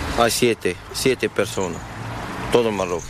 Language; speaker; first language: Spanish; non-native, learner; Arabic